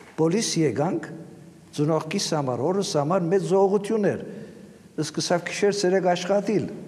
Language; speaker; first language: Armenian; native; Armenian